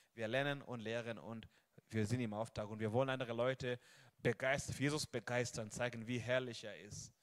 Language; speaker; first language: German; non-native, fluent; Swahili